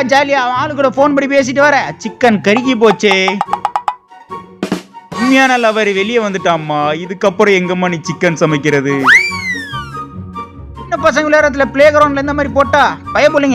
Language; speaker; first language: Tamil; native; Tamil